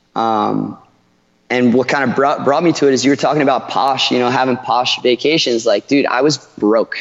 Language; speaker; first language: English; native; English